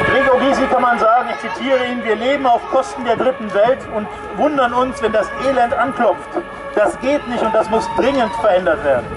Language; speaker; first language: German; native; German